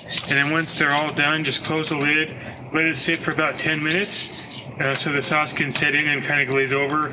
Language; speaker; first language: English; native; English